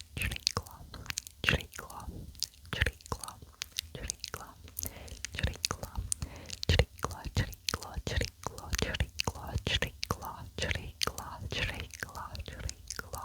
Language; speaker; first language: Welsh; non-native, local second language; English